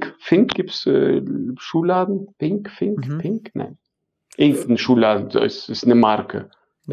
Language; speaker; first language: German; non-native, fluent; Arabic